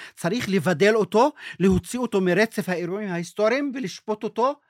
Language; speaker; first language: Hebrew; non-native, local second language; Arabic